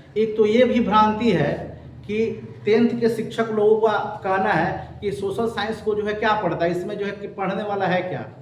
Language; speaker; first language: Hindi; native; Hindi